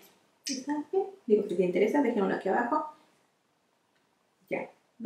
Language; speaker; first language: Spanish; native; Spanish